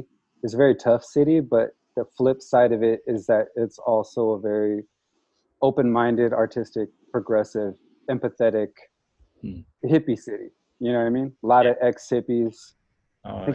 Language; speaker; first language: English; native; English